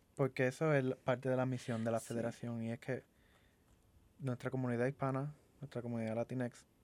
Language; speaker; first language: Spanish; native; Spanish